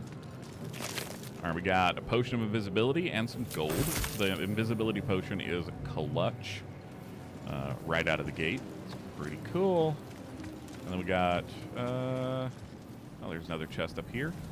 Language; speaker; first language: English; native; English